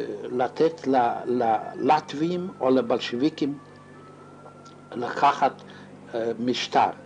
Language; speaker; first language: Hebrew; non-native, fluent; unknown